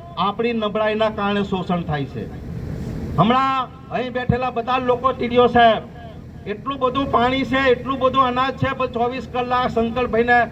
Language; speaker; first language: Gujarati; non-native, local second language; Bhili